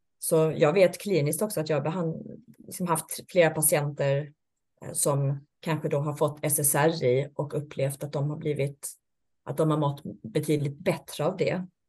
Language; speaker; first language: Swedish; native; Swedish